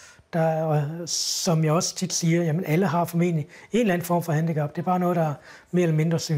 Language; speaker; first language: Danish; native; Danish